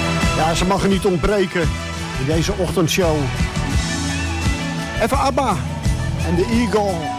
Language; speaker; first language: Dutch; native; Dutch